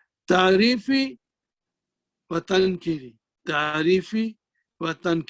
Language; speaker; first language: Arabic; non-native, fluent; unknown